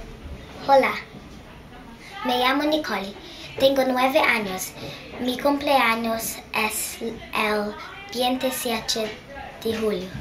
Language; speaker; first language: Spanish; non-native, learner; English